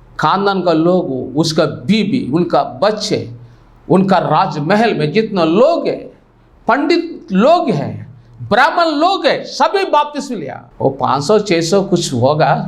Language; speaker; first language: Hindi; non-native, local second language; Telugu